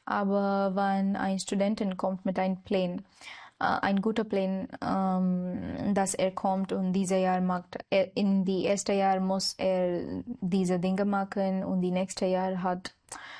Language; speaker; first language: German; non-native, learner; Marathi